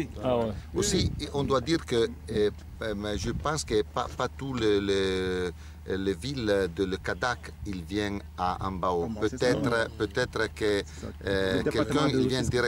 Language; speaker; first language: French; non-native, fluent; Italian